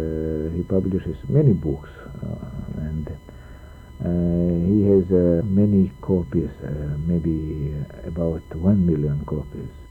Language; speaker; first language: English; non-native, learner; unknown